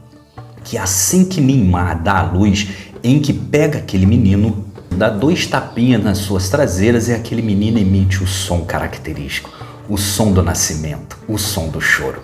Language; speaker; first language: Portuguese; native; Portuguese